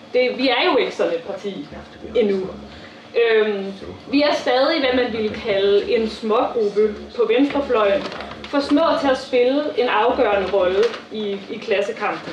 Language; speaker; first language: Danish; native; Danish